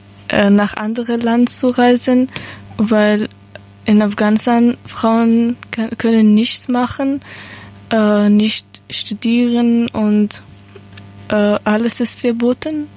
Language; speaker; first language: German; non-native, learner; Persian